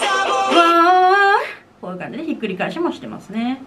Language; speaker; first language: Japanese; native; Japanese